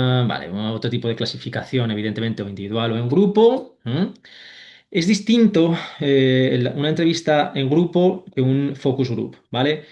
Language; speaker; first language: Spanish; native; Spanish